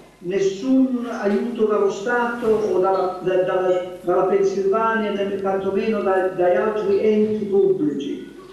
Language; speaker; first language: Italian; native; Italian